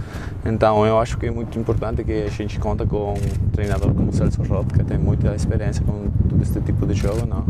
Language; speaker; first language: Portuguese; non-native, learner; Spanish